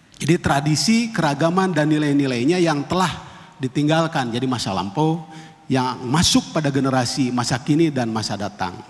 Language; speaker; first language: Indonesian; non-native, local second language; Sundanese